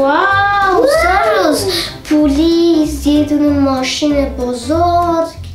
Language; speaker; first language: Persian; early bilingual, heritage; Persian